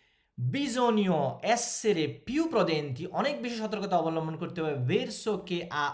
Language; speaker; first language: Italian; non-native, fluent; Bangla